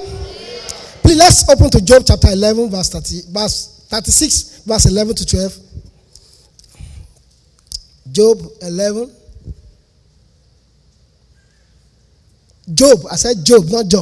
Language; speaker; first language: English; non-native, local second language; Yoruba